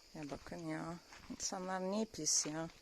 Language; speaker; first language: Turkish; non-native, learner; Russian